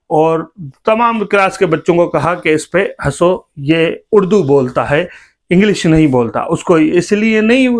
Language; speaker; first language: Urdu; native; Urdu